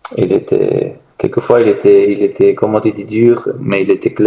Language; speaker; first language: French; non-native, learner; German